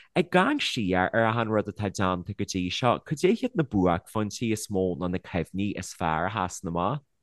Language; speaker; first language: Irish; native; Irish